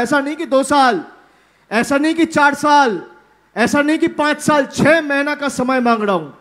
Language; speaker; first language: Hindi; non-native, local second language; Bangla